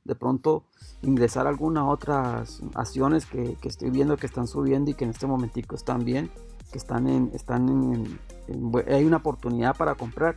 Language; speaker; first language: Spanish; native; Spanish